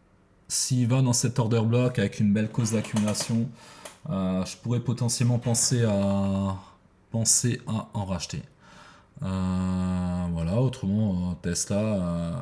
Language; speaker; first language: French; native; French